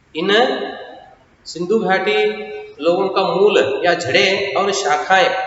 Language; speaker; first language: Hindi; non-native, local second language; Kannada